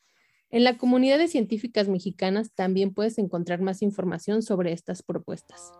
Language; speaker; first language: Spanish; native; Spanish